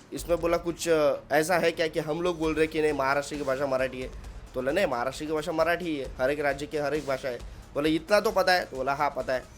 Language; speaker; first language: Hindi; non-native, local second language; Marathi